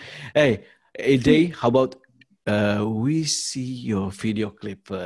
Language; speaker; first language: English; non-native, learner; Indonesian